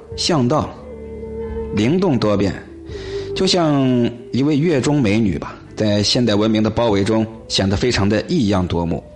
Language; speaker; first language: Chinese; native; Chinese